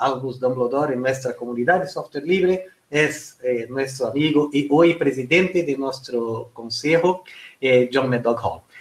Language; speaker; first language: Spanish; non-native, fluent; Portuguese